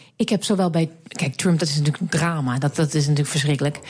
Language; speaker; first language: Dutch; native; Dutch